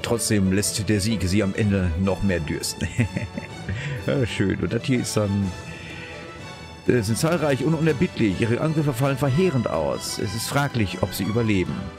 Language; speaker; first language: German; native; German